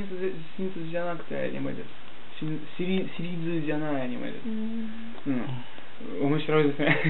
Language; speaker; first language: Japanese; non-native, learner; Russian